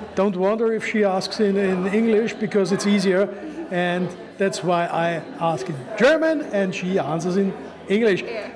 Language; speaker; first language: English; non-native, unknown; German